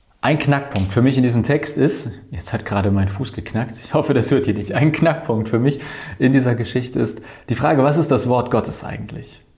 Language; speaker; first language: German; native; German